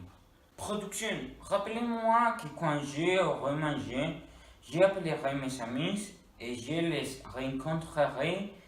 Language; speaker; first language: French; non-native, learner; Spanish